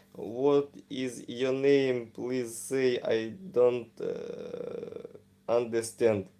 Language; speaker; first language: English; non-native, learner; Ukrainian